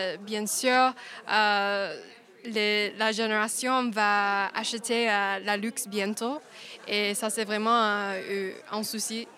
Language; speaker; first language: French; non-native, fluent; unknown